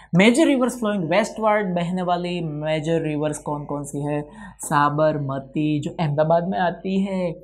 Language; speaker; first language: Hindi; non-native, local second language; Gujarati